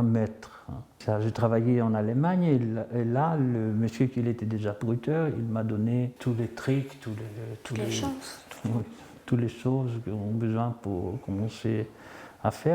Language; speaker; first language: French; non-native, fluent; Greek